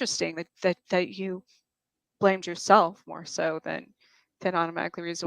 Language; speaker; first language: English; native; English